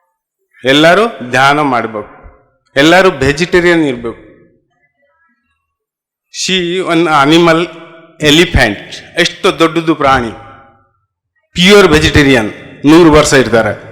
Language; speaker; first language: Kannada; non-native, local second language; Odia